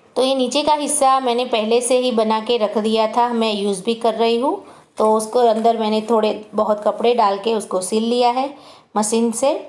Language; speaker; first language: Hindi; non-native, local second language; Gujarati